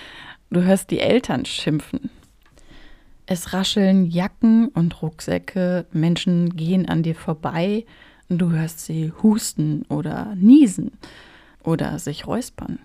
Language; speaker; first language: German; native; German